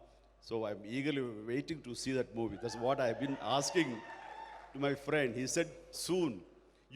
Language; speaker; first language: Telugu; native; Telugu